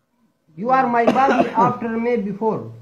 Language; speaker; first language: English; non-native, learner; Urdu